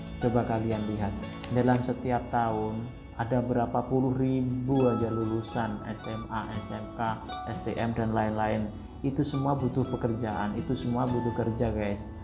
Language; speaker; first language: Indonesian; native; Indonesian